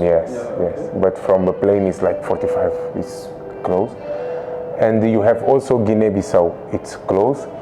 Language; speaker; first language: English; non-native, local second language; Kabuverdianu